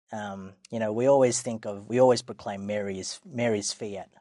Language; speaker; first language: English; native; English